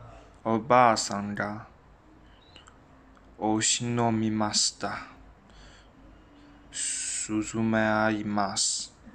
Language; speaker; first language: Japanese; non-native, learner; Chinese